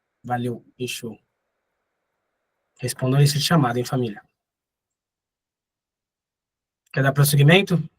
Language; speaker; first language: Portuguese; native; Portuguese